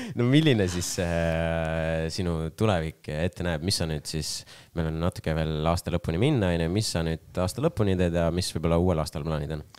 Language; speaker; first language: Estonian; non-native, local second language; Russian